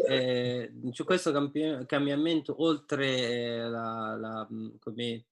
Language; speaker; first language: Italian; non-native, fluent; Persian